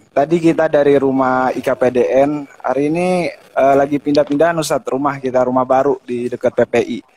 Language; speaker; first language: Indonesian; native; Indonesian